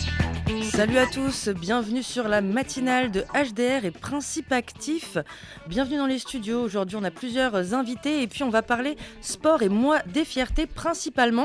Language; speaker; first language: French; native; French